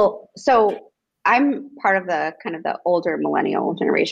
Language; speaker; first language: English; early bilingual, other home language; Spanish